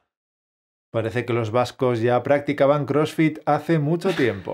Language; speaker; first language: Spanish; native; Spanish